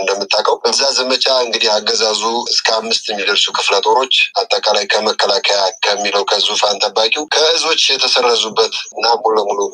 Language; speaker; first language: Amharic; native; Amharic